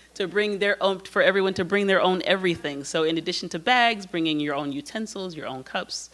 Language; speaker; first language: English; native; English